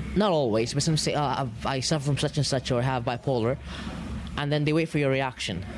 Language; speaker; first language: English; early bilingual, other home language; Arabic